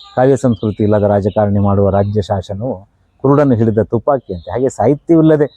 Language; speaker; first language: Kannada; non-native, local second language; Telugu